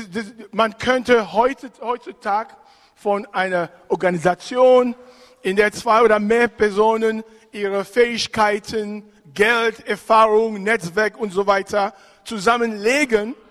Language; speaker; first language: German; non-native, fluent; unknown